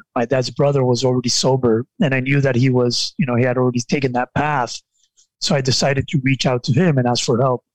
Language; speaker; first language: English; non-native, fluent; Spanish